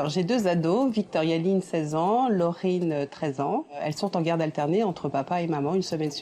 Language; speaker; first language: French; native; French